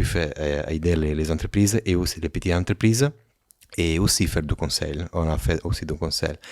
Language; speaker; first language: French; non-native, fluent; Italian